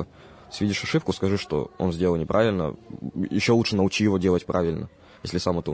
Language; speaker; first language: Russian; native; Russian